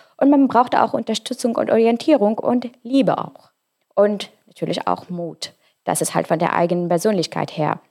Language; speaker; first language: German; non-native, fluent; Arabic